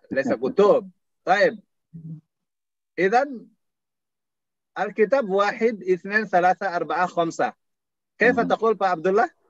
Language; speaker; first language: Arabic; non-native, fluent; Indonesian